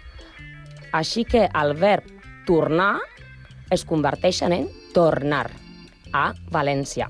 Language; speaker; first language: Catalan; non-native, learner; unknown